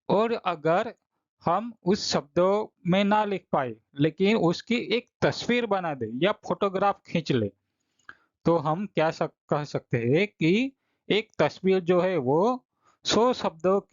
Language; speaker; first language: Hindi; non-native, local second language; Gujarati